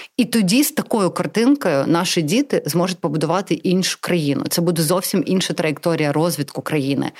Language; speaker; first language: Ukrainian; non-native, local second language; Russian